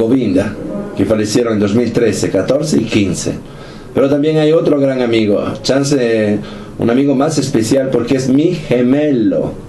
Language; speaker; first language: Spanish; non-native, fluent; Italian